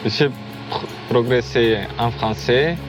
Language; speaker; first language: French; non-native, learner; Georgian